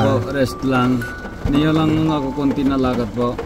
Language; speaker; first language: Filipino; non-native, local second language; Punjabi